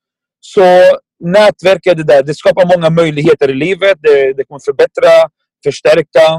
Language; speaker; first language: Swedish; non-native, fluent; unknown